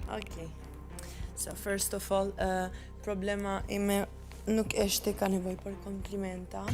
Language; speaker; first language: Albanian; early bilingual, heritage; English